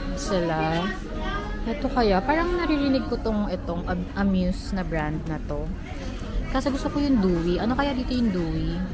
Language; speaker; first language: Filipino; native; Filipino